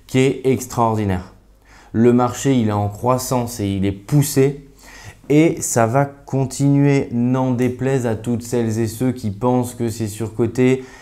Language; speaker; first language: French; native; French